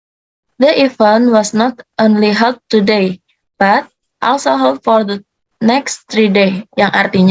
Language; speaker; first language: English; non-native, learner; Indonesian